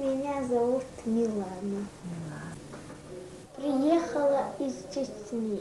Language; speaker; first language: Russian; non-native, local second language; Chechen